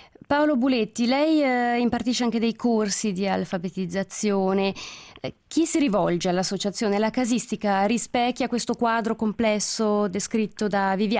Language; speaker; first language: Italian; native; Italian